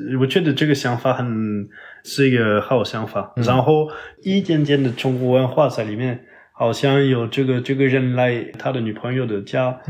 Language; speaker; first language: Chinese; non-native, fluent; French